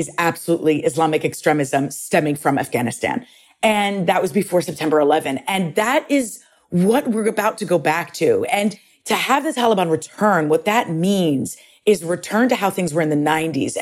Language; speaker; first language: English; native; English